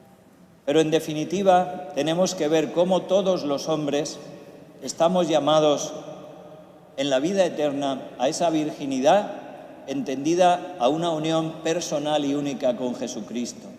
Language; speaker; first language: Spanish; native; Spanish